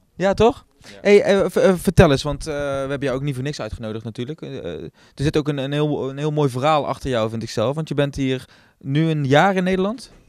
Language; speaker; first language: Dutch; native; Dutch